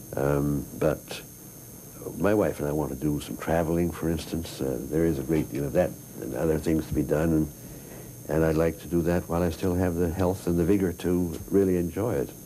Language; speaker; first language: English; native; English